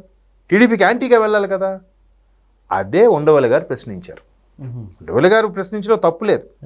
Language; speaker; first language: Telugu; native; Telugu